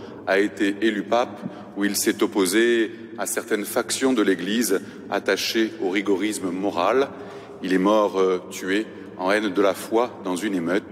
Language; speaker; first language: French; native; French